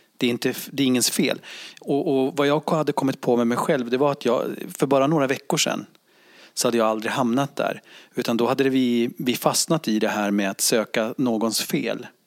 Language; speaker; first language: Swedish; native; Swedish